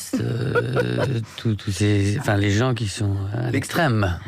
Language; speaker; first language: French; native; French